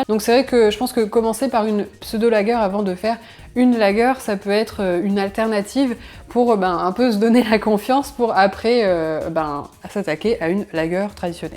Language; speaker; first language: French; native; French